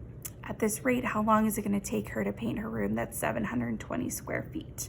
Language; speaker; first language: English; native; English